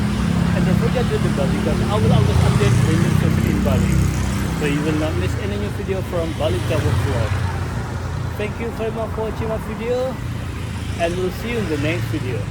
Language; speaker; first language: English; non-native, learner; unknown